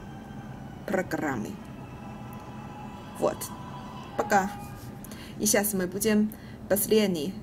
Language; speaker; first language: Russian; non-native, learner; Chinese